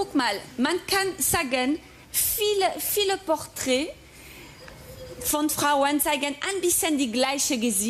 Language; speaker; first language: German; non-native, fluent; French